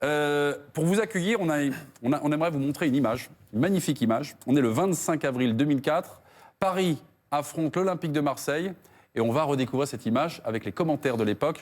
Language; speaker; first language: French; native; French